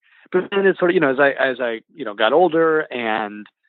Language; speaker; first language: English; native; English